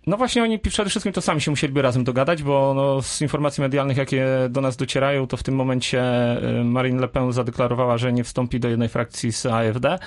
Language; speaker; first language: Polish; native; Polish